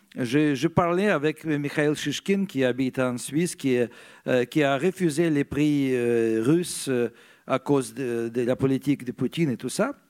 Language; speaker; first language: French; non-native, fluent; Russian